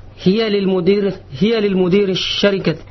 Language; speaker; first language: Arabic; non-native, learner; Indonesian